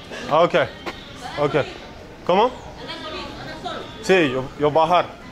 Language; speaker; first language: Spanish; non-native, learner; English